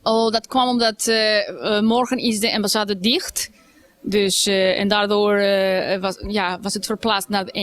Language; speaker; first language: Dutch; non-native, fluent; Spanish